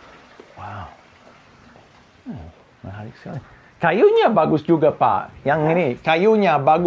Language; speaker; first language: Indonesian; non-native, fluent; English